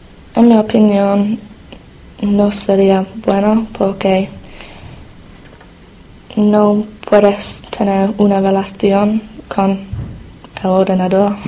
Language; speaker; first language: Spanish; non-native, learner; English